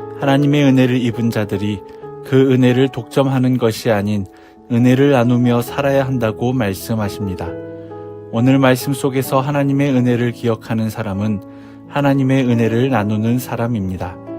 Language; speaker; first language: Korean; native; Korean